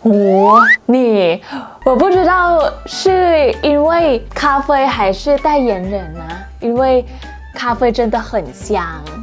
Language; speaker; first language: Chinese; non-native, fluent; Thai